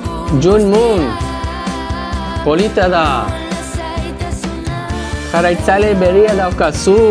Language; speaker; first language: Basque; non-native, learner; English